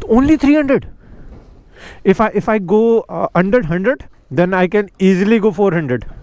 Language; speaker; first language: English; non-native, local second language; Hindi